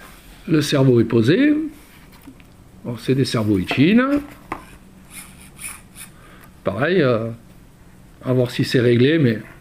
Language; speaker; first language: French; native; French